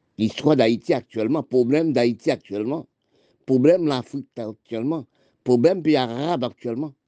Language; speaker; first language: French; non-native, local second language; Haitian Creole